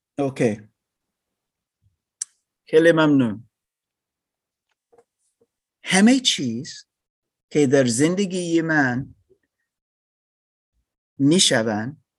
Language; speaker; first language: Persian; non-native, learner; English